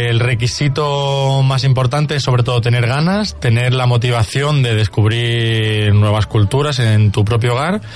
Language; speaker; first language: Spanish; native; Spanish